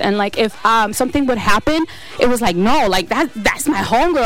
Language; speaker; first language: English; early bilingual, other home language; Spanish